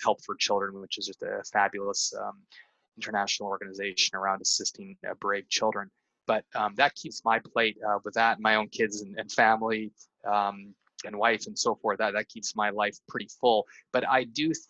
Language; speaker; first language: English; native; English